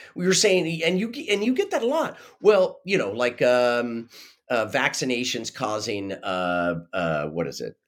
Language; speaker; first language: English; native; English